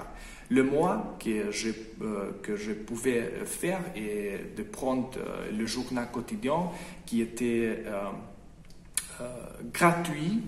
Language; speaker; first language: French; non-native, fluent; Hungarian